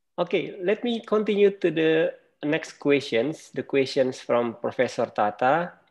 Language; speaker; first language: English; non-native, fluent; Indonesian